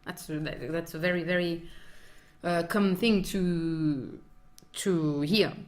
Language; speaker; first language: English; non-native, fluent; French